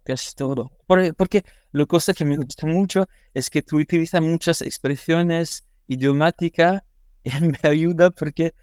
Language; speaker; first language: Spanish; non-native, learner; French